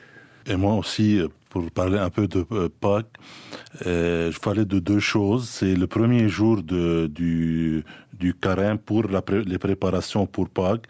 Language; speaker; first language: French; non-native, local second language; Arabic